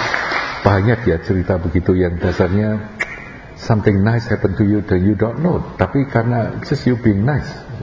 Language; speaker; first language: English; non-native, fluent; Indonesian